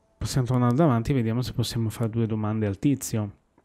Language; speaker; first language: Italian; native; Italian